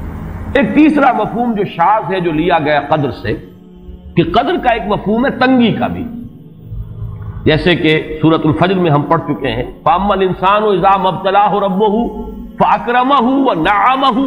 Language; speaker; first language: Urdu; native; Urdu